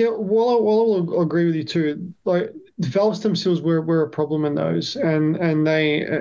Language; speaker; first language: English; native; English